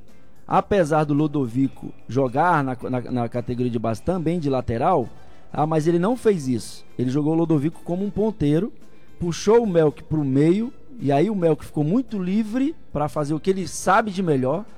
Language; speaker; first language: Portuguese; native; Portuguese